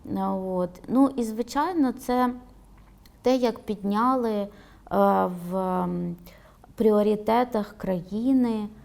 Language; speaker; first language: Ukrainian; non-native, local second language; Romany